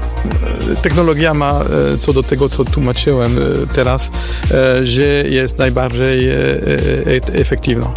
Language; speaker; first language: Polish; non-native, fluent; French